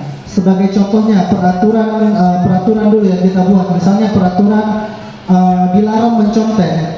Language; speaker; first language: Indonesian; native; Indonesian